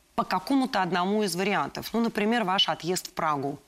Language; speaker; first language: Russian; native; Russian